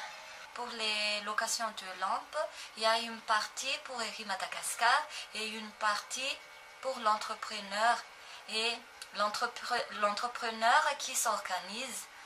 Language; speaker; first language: French; non-native, local second language; Malagasy